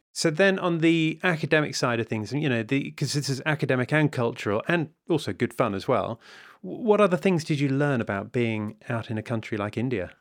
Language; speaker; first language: English; native; English